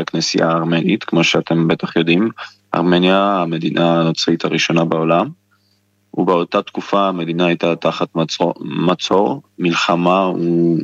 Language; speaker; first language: Hebrew; non-native, fluent; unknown